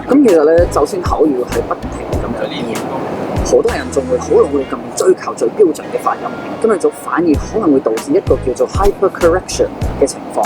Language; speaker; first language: Cantonese; non-native, fluent; English